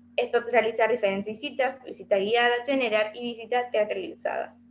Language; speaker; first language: Catalan; non-native, learner; Spanish